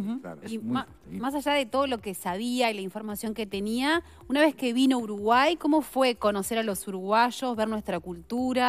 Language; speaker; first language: Spanish; native; Spanish